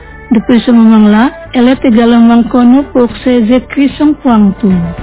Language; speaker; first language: French; non-native, fluent; Indonesian